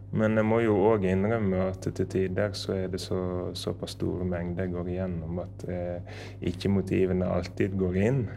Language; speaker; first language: Norwegian; native; Norwegian